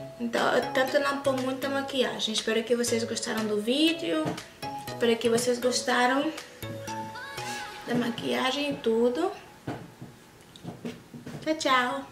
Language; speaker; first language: Portuguese; early bilingual, heritage; English